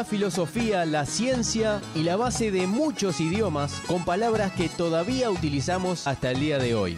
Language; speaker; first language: Spanish; native; Spanish